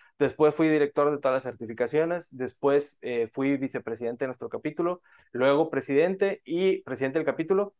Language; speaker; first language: Spanish; native; Spanish